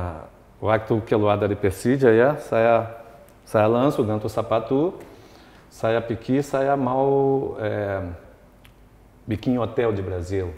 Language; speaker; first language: Indonesian; non-native, fluent; Portuguese